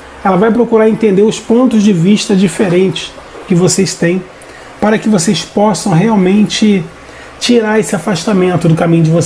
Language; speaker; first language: Portuguese; native; Portuguese